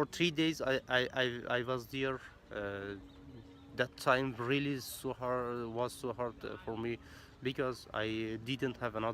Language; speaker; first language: English; non-native, learner; Persian